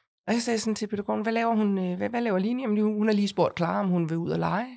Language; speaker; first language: Danish; native; Danish